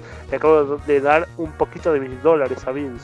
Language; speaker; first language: Spanish; native; Spanish